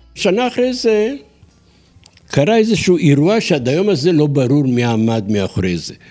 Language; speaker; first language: Hebrew; non-native, fluent; Turkish